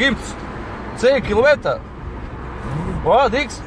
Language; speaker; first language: German; non-native, learner; Serbian